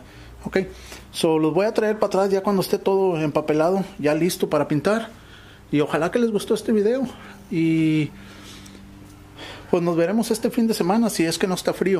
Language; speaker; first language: Spanish; early bilingual, heritage; Spanish